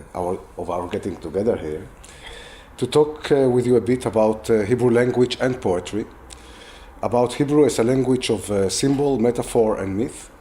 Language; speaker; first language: English; non-native, fluent; Hebrew